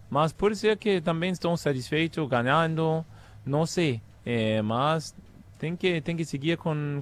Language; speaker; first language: Portuguese; non-native, fluent; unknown